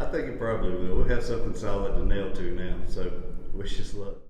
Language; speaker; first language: English; native; English